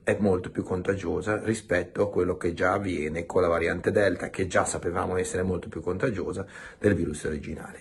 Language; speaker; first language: Italian; native; Italian